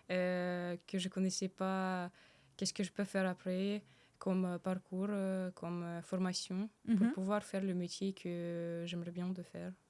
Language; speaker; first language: French; early bilingual, other home language; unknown